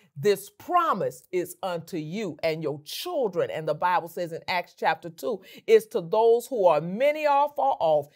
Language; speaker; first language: English; native; English